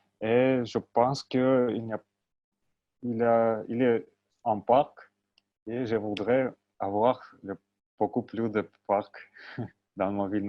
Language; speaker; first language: French; non-native, learner; Russian